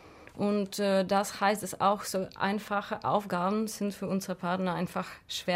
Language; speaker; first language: German; non-native, fluent; Russian